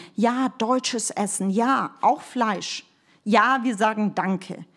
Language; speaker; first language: German; early bilingual, other home language; Russian